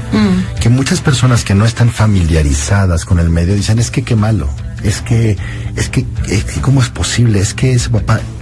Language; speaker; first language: Spanish; native; Spanish